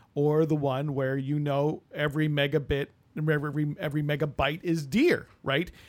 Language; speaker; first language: English; native; English